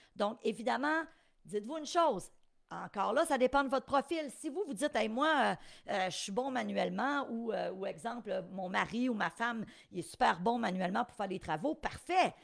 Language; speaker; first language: French; native; French